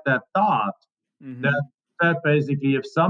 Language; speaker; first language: English; non-native, fluent; German